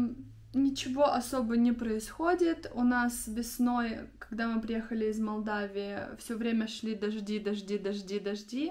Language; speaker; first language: Russian; native; Russian